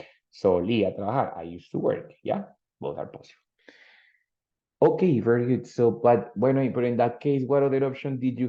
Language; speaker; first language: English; non-native, fluent; Spanish